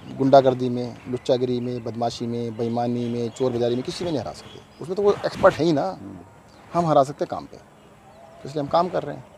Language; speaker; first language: Hindi; native; Hindi